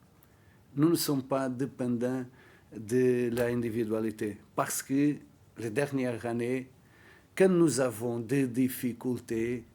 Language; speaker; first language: French; non-native, learner; Portuguese